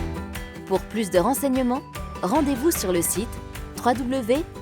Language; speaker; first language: French; native; French